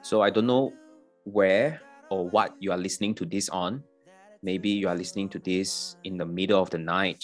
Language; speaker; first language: English; non-native, local second language; Chinese